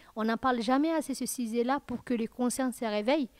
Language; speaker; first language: French; non-native, local second language; Fula